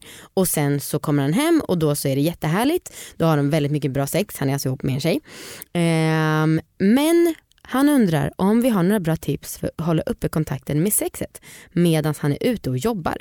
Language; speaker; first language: Swedish; native; Swedish